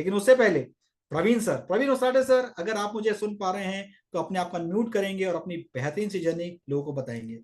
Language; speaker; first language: Hindi; native; Hindi